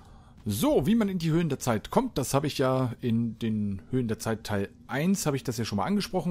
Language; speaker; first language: German; native; German